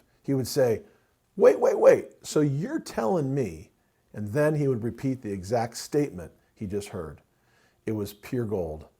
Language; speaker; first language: English; native; English